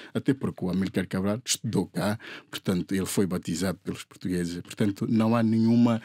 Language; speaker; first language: Portuguese; non-native, local second language; Upper Guinea Crioulo